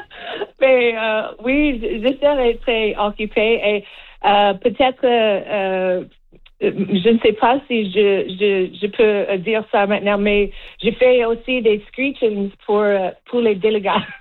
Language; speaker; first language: French; non-native, learner; English